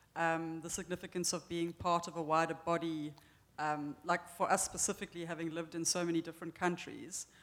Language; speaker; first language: English; native; English